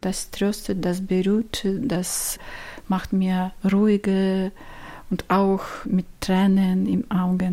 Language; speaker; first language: German; non-native, learner; Ukrainian